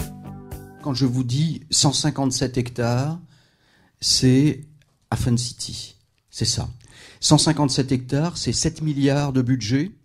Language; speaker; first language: French; native; French